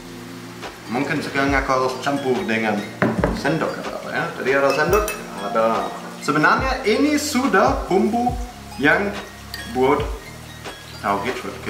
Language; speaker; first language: Indonesian; non-native, fluent; German